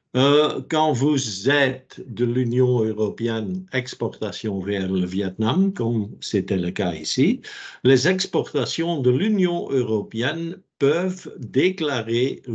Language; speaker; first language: French; non-native, local second language; Dutch